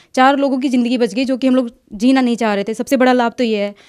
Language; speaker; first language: Hindi; native; Hindi